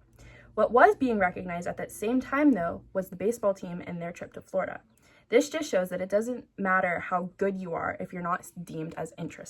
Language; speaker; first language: English; native; English